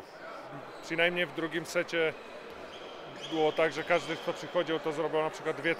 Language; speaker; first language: Polish; non-native, fluent; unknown